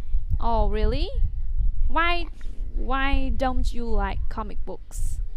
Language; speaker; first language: English; non-native, fluent; Vietnamese